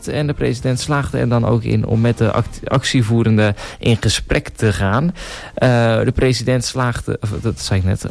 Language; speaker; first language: Dutch; native; Dutch